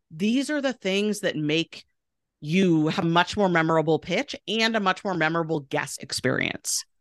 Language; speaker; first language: English; native; English